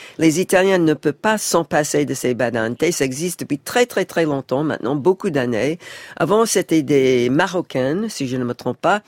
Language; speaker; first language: French; non-native, fluent; English